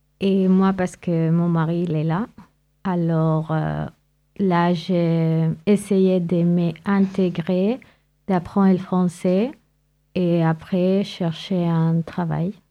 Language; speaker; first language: French; non-native, learner; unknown